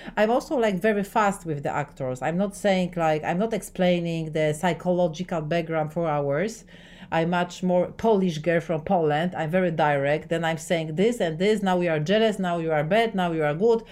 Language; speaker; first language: English; non-native, fluent; Polish